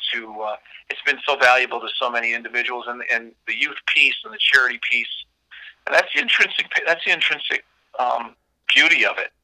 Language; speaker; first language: English; native; English